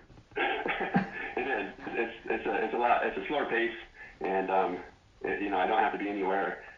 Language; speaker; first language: English; native; English